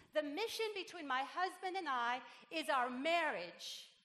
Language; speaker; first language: English; non-native, fluent; Spanish